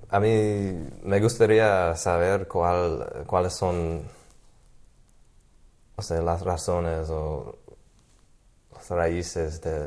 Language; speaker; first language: Spanish; non-native, fluent; English